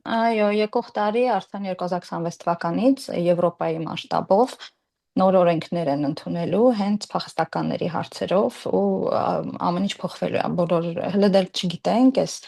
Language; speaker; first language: Armenian; early bilingual, heritage; Armenian